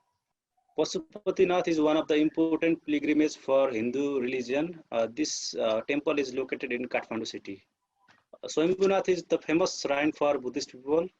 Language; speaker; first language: English; non-native, fluent; Nepali